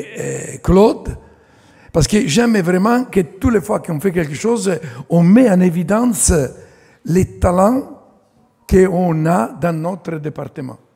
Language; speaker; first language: French; non-native, fluent; Italian